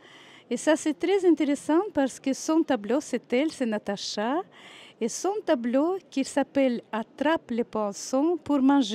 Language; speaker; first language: French; non-native, fluent; Russian